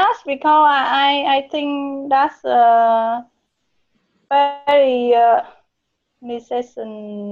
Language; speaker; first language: English; non-native, learner; Vietnamese